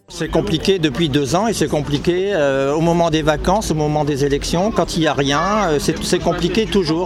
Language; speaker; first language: French; native; French